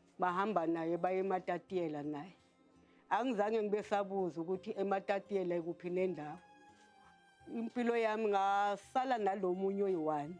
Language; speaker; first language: Zulu; native; Zulu